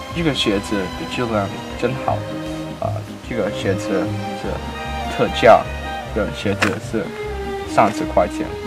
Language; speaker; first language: Chinese; non-native, learner; English